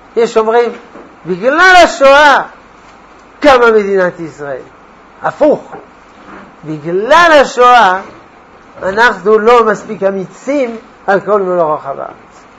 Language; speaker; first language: Hebrew; non-native, fluent; French